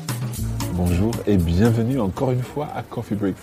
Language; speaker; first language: French; non-native, fluent; English